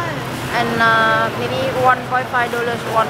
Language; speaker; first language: English; non-native, learner; Vietnamese